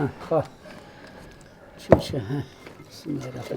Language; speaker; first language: Chinese; non-native, local second language; Uyghur